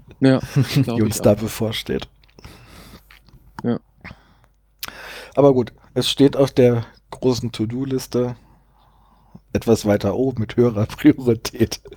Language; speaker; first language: German; native; German